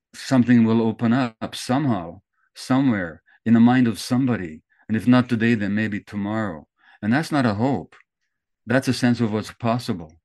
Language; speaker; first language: English; early bilingual, other home language; Hungarian